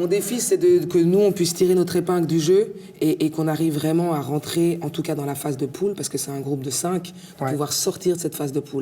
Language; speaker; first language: French; native; French